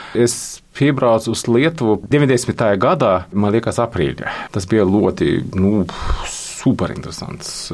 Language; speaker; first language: Latvian; non-native, learner; Swedish